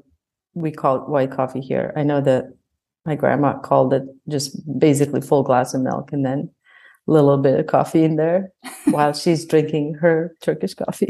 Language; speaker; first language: English; non-native, fluent; Bosnian